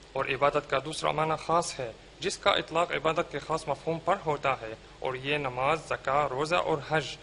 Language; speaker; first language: Urdu; non-native, fluent; Arabic